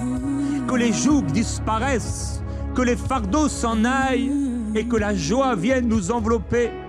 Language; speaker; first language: French; native; French